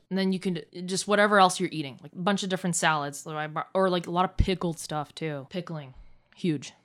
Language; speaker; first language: English; early bilingual, other home language; Russian